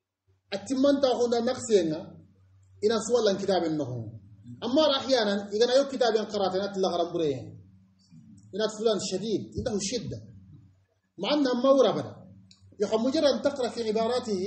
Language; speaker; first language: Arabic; non-native, fluent; Soninke